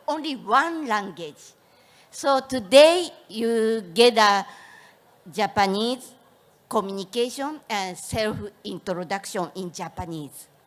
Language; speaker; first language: English; non-native, learner; Japanese